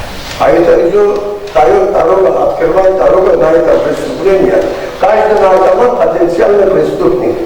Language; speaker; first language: Russian; non-native, fluent; Azerbaijani